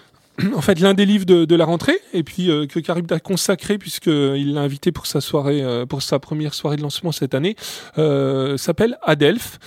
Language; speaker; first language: French; native; French